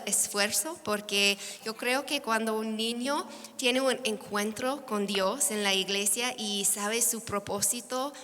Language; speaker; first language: Spanish; non-native, fluent; English